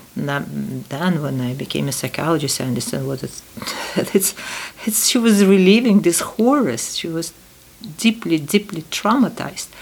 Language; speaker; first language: English; non-native, fluent; Uzbek